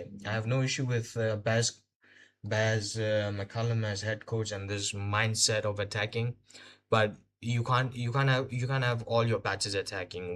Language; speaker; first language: English; non-native, local second language; Hindi